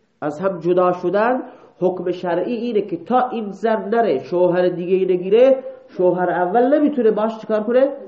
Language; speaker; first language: Persian; non-native, local second language; Baluchi